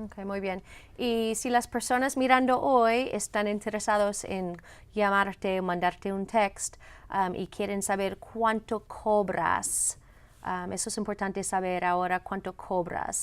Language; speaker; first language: Spanish; non-native, fluent; English